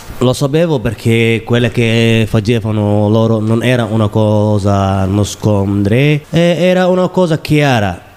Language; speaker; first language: Italian; non-native, learner; Somali